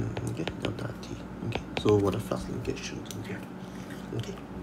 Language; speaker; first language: English; non-native, local second language; Chinese